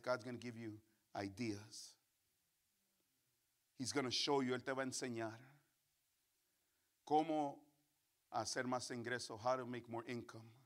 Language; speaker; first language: Spanish; early bilingual, heritage; Spanish